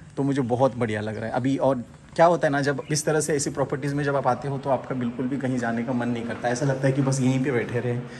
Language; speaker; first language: Hindi; non-native, local second language; Marathi